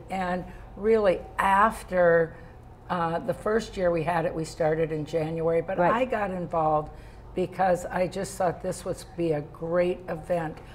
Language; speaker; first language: English; native; English